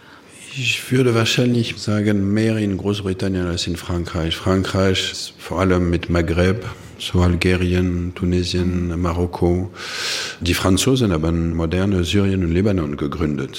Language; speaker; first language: German; non-native, fluent; French